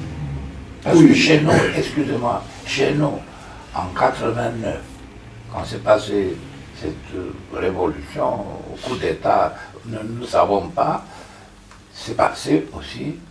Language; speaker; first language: French; non-native, fluent; Romanian